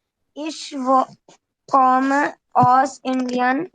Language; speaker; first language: German; non-native, learner; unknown